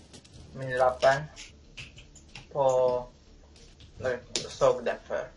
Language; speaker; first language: Swedish; non-native, learner; Norwegian